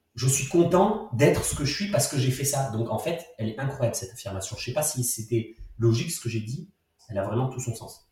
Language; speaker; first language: French; native; French